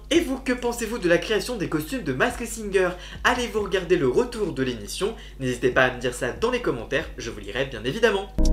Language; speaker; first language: French; native; French